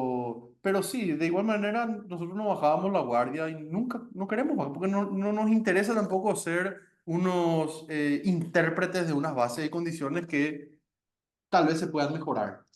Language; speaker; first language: Spanish; native; Spanish